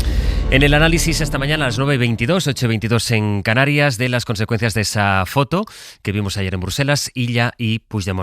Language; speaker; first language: Spanish; native; Spanish